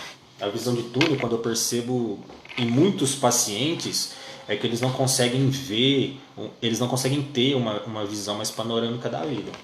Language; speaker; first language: Portuguese; native; Portuguese